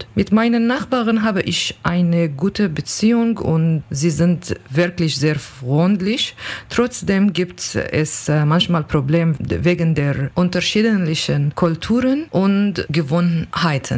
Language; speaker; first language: German; non-native, learner; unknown